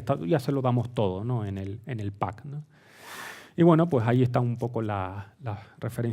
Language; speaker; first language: Spanish; native; Spanish